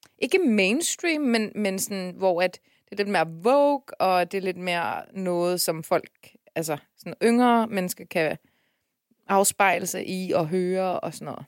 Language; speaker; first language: Danish; early bilingual, other home language; Persian